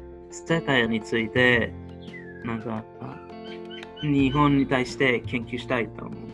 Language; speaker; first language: Japanese; non-native, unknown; Hebrew